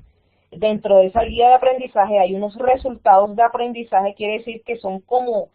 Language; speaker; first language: Spanish; native; Spanish